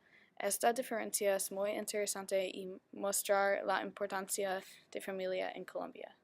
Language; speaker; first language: Spanish; non-native, learner; English